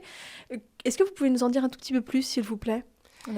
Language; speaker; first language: French; native; French